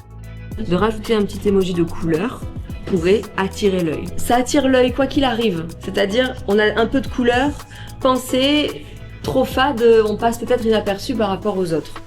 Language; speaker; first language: French; native; French